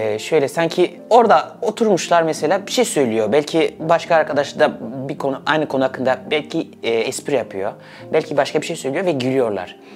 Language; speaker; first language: Turkish; early bilingual, other home language; Swahili